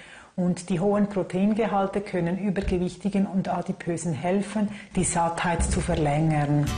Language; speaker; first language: German; native; German